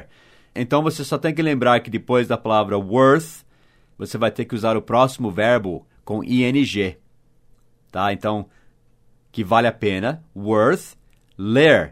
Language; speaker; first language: Portuguese; non-native, fluent; English